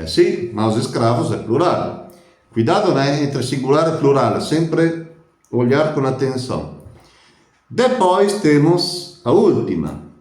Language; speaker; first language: Portuguese; non-native, fluent; Italian